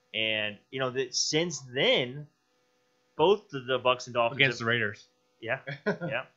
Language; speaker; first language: English; native; English